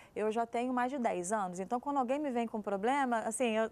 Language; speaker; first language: Portuguese; native; Portuguese